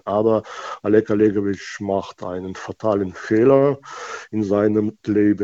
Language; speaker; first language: German; non-native, fluent; Russian